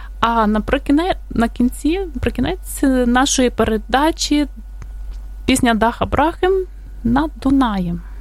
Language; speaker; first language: Ukrainian; native; Ukrainian